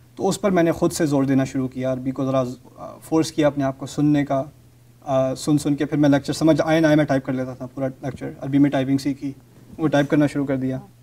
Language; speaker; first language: Urdu; native; Urdu